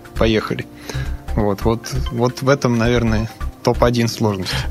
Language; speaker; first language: Russian; non-native, fluent; Serbian